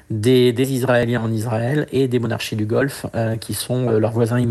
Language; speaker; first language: French; native; French